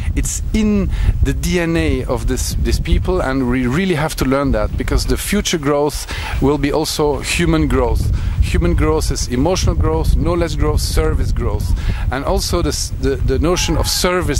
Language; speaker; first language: English; non-native, fluent; French